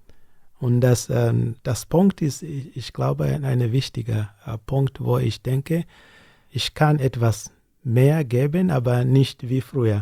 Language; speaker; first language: German; non-native, learner; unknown